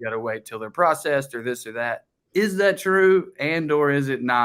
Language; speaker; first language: English; native; English